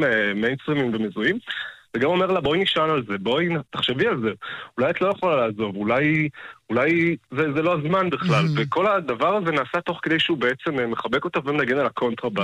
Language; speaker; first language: Hebrew; native; Hebrew